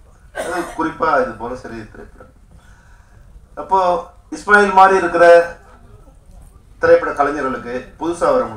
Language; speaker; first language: Tamil; native; Tamil